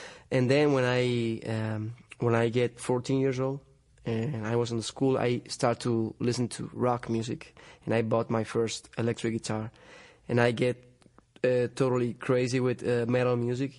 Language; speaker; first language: English; non-native, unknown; Spanish